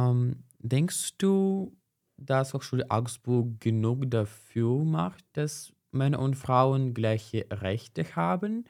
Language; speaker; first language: German; non-native, fluent; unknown